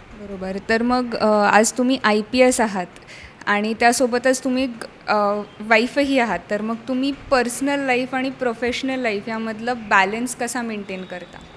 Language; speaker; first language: Marathi; native; Marathi